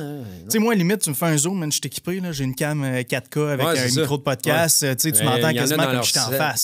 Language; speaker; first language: French; native; French